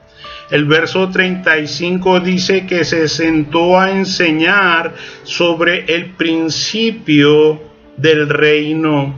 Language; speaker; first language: Spanish; native; Spanish